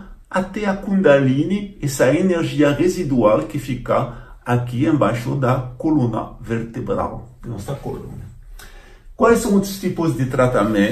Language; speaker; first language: Portuguese; non-native, fluent; French